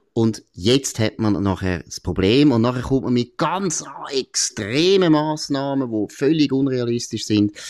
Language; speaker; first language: German; native; German